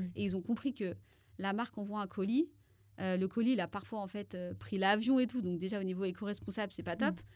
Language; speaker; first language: French; native; French